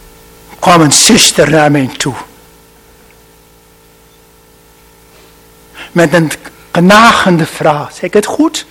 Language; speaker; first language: Dutch; non-native, fluent; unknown